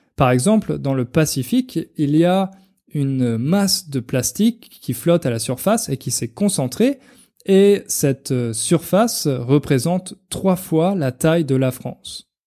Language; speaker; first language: French; native; French